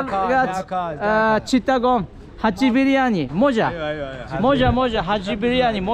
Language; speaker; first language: Bangla; non-native, learner; Japanese